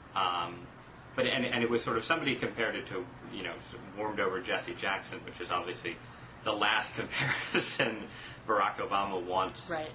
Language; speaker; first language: English; native; English